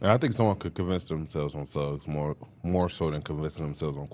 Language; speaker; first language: English; native; English